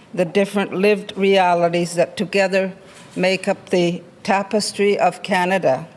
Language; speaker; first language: English; non-native, local second language; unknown